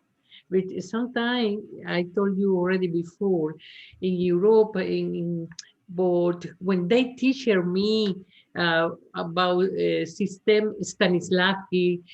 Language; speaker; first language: English; non-native, learner; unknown